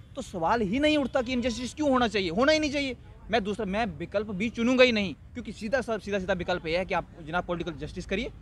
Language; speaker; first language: Hindi; native; Hindi